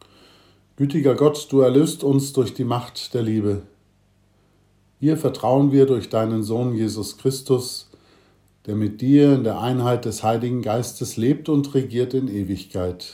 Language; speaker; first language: German; native; German